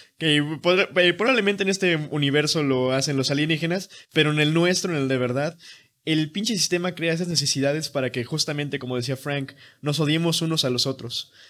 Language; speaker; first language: Spanish; native; Spanish